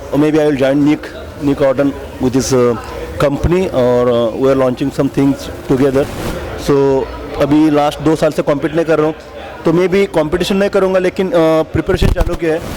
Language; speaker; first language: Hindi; non-native, local second language; Marathi